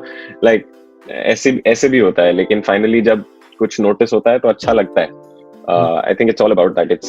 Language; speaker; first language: Hindi; native; Hindi